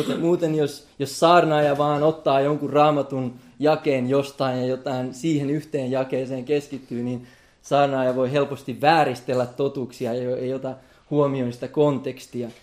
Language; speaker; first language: Finnish; non-native, local second language; Swedish